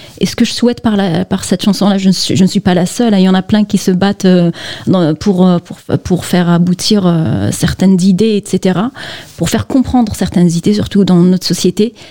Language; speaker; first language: French; non-native, local second language; Kabyle